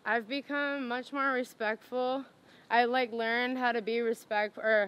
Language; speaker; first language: English; native; English